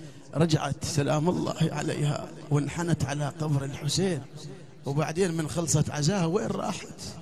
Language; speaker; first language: Arabic; native; Arabic